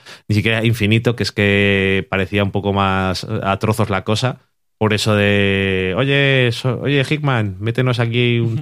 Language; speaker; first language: Spanish; native; Spanish